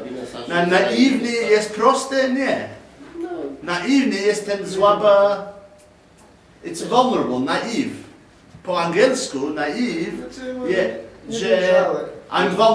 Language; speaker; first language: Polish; non-native, learner; English